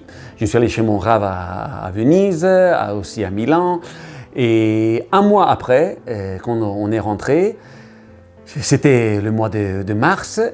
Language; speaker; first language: French; non-native, learner; Italian